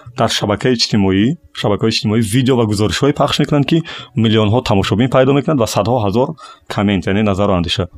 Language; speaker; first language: Tajik; native; Tajik